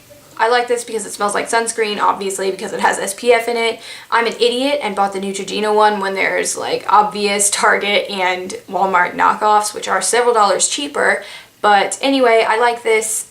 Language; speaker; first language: English; native; English